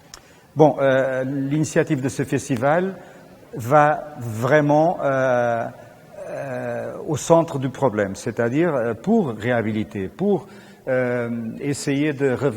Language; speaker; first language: French; non-native, fluent; Portuguese